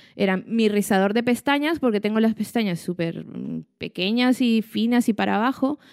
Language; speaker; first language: Spanish; native; Spanish